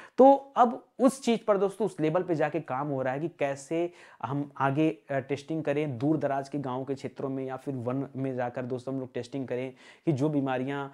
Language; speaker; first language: Hindi; native; Hindi